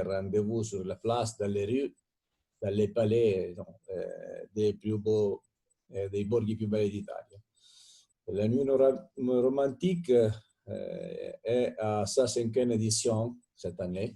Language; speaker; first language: French; non-native, fluent; Italian